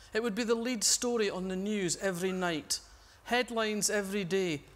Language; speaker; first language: English; native; English